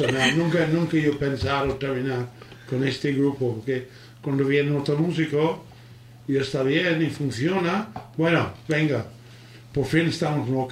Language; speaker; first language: Spanish; non-native, learner; English